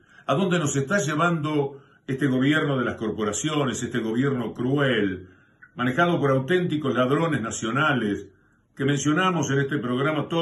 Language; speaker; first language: Spanish; native; Spanish